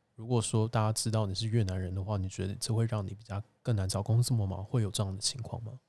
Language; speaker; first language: Chinese; non-native, fluent; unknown